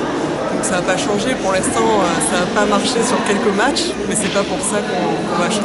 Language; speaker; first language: French; native; French